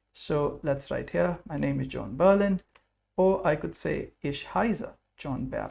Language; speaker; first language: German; non-native, fluent; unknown